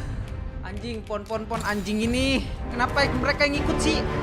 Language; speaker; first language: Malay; non-native, local second language; Sundanese